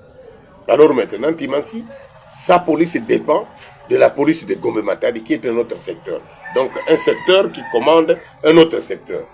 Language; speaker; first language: French; non-native, local second language; Kongo